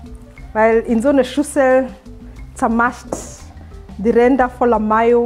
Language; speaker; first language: German; non-native, fluent; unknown